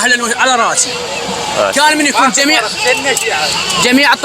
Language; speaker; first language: Arabic; native; Arabic